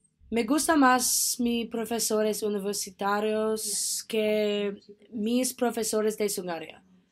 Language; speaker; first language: Spanish; non-native, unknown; English